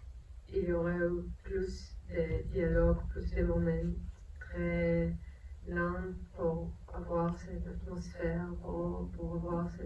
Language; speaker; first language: French; non-native, fluent; Hebrew